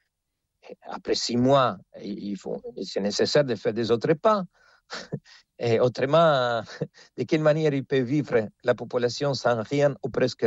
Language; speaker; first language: French; non-native, fluent; Spanish